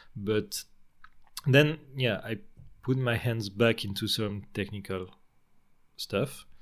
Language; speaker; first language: English; non-native, fluent; French